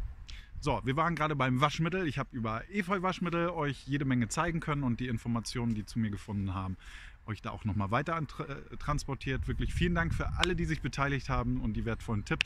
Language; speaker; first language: German; native; German